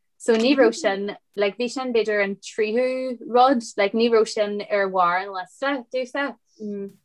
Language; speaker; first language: Irish; non-native, local second language; English